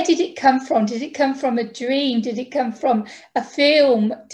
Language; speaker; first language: English; native; English